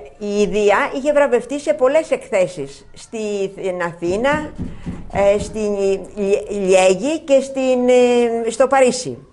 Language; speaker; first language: Greek; native; Greek